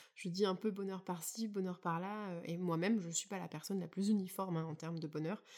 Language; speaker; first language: French; native; French